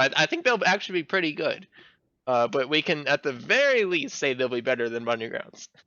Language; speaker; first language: English; native; English